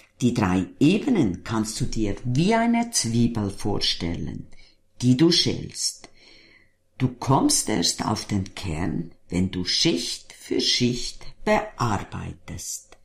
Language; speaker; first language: German; native; German